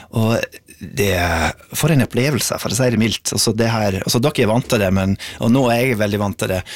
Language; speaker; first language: Norwegian; non-native, fluent; English